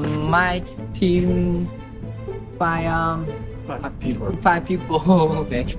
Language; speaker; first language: English; non-native, learner; Vietnamese